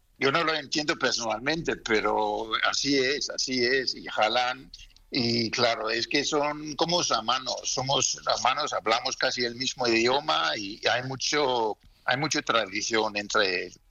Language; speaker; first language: Spanish; non-native, learner; Danish